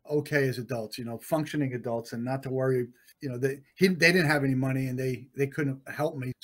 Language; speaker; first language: English; native; English